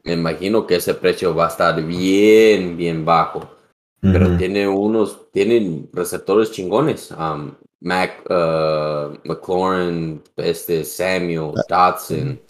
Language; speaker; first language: Spanish; early bilingual, heritage; Spanish